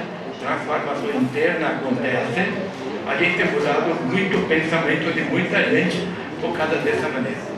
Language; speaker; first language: Portuguese; non-native, fluent; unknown